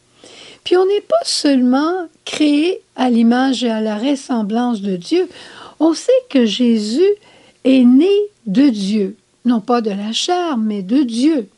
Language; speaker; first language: French; native; French